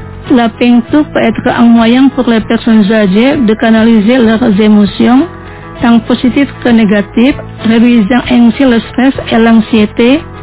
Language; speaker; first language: French; non-native, fluent; Indonesian